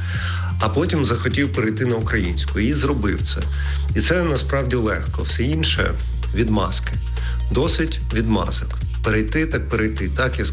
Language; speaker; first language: Ukrainian; non-native, local second language; Russian